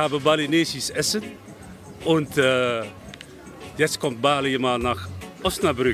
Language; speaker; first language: German; non-native, learner; Dutch